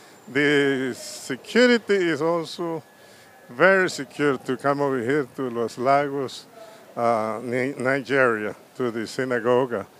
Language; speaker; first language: English; non-native, fluent; Spanish